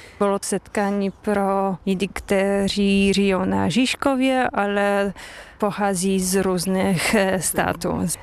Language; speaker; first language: Czech; non-native, fluent; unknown